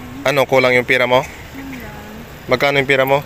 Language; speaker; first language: Filipino; non-native, local second language; Aklanon